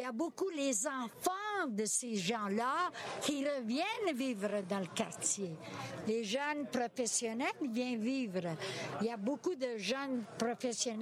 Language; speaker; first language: French; native; French